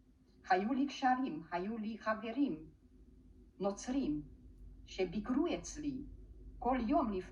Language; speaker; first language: Hebrew; non-native, fluent; Hungarian